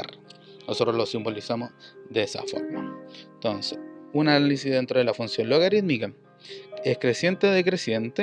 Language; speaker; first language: Spanish; native; Spanish